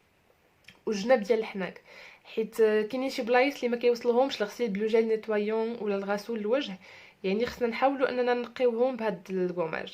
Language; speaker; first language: Arabic; native; Arabic